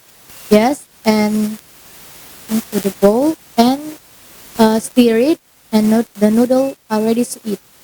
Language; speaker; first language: English; non-native, learner; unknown